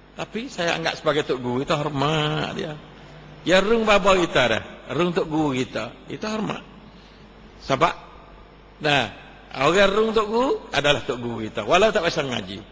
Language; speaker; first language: Malay; native; Malay